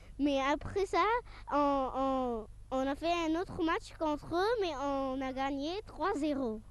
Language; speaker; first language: French; non-native, local second language; Arabic